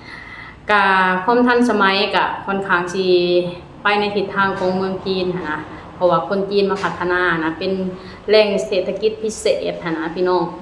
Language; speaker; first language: Thai; non-native, local second language; Lao